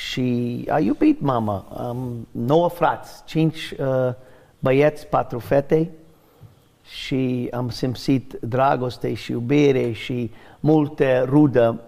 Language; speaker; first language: Romanian; non-native, learner; English